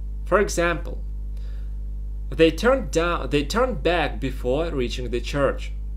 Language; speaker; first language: English; non-native, fluent; Russian